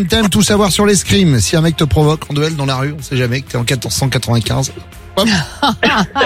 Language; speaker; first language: French; native; French